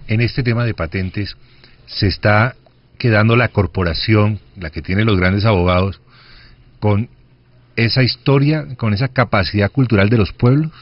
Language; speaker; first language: Spanish; native; Spanish